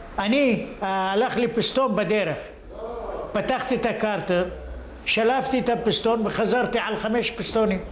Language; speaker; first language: Hebrew; early bilingual, other home language; Arabic